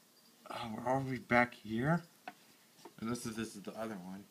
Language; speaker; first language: English; native; English